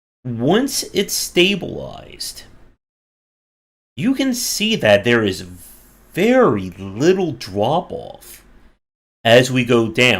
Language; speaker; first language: English; native; English